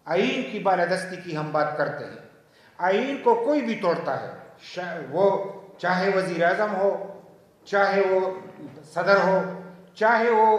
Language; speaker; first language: Urdu; non-native, local second language; Pashto